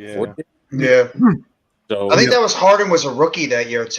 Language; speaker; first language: English; native; English